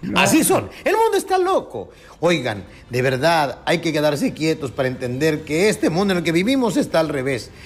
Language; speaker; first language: Spanish; native; Spanish